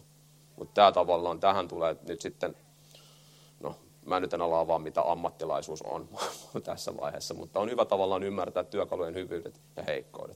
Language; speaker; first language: Finnish; native; Finnish